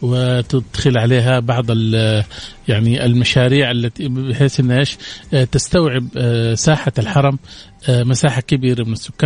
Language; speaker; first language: Arabic; native; Arabic